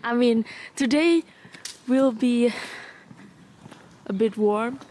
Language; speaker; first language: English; non-native, fluent; Indonesian